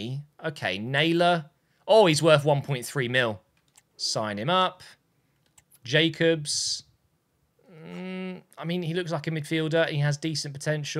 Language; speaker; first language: English; native; English